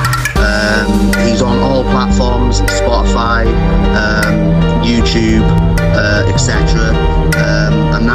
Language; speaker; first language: English; native; English